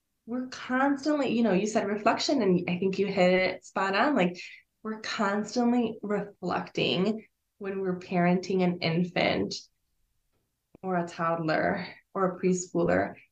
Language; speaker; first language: English; early bilingual, other home language; Spanish